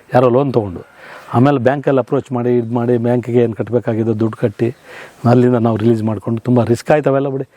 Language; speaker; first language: Kannada; native; Kannada